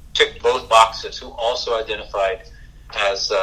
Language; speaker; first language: English; native; English